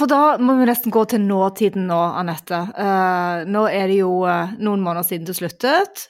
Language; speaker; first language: Norwegian; native; Norwegian